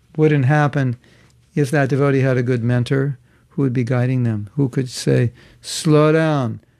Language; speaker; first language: English; native; English